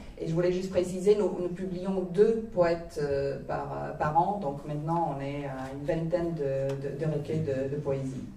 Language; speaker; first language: French; non-native, fluent; Croatian